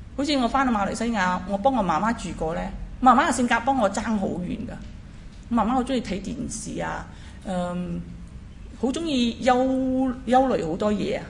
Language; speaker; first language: Chinese; native; Chinese